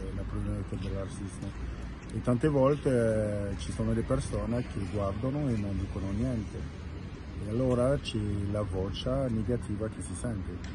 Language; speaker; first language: Italian; non-native, fluent; French